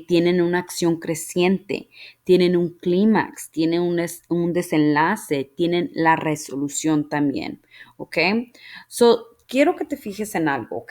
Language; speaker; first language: Spanish; early bilingual, heritage; Spanish